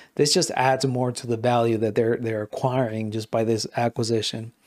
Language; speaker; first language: English; non-native, fluent; Spanish